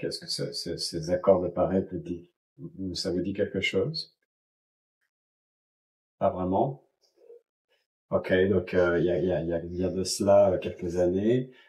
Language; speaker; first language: French; native; French